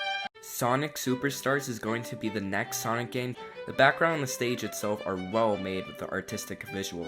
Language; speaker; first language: English; native; English